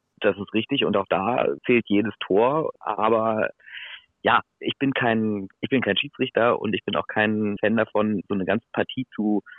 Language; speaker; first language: German; native; German